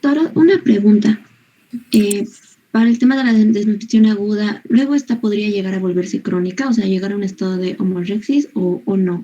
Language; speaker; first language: Spanish; native; Spanish